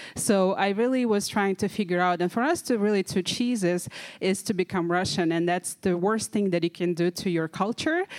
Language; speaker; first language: English; non-native, fluent; Kazakh